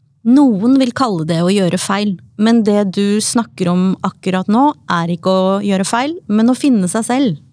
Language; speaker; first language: Norwegian; native; Norwegian